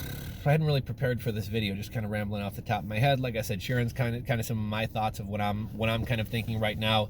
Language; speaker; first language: English; native; English